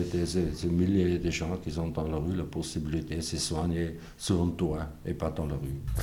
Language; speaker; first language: French; non-native, fluent; German